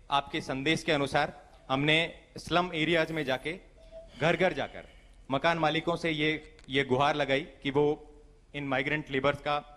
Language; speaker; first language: Hindi; native; Hindi